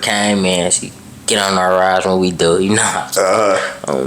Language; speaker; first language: English; native; English